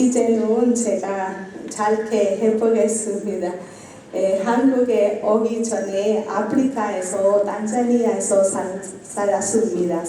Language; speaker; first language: Korean; non-native, learner; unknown